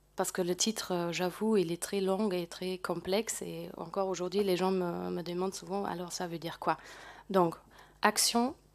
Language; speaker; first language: French; non-native, fluent; German